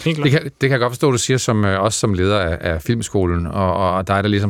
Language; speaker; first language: Danish; native; Danish